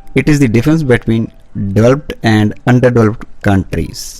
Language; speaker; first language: English; non-native, local second language; Punjabi